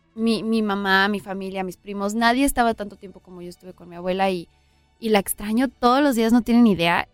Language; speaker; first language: Spanish; native; Spanish